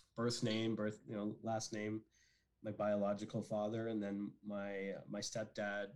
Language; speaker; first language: English; native; English